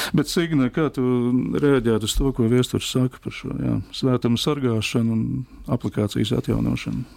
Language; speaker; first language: Latvian; native; Latvian